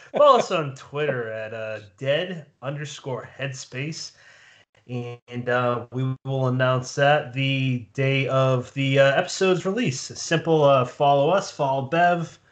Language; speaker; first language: English; native; English